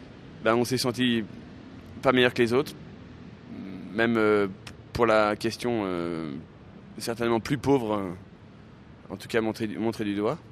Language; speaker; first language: French; native; French